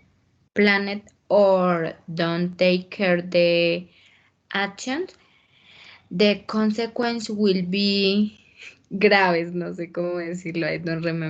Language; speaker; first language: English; non-native, learner; Spanish